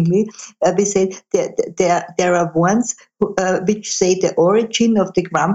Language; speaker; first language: English; non-native, fluent; German